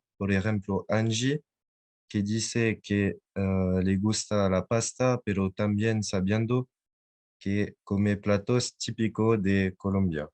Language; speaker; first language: Spanish; non-native, learner; French